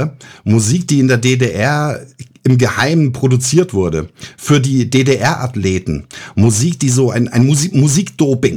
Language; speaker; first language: German; native; German